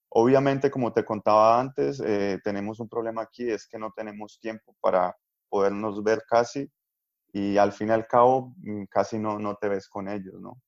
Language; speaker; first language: Spanish; native; Spanish